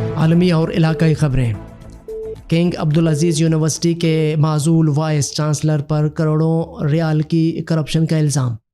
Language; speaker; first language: Urdu; non-native, local second language; Baluchi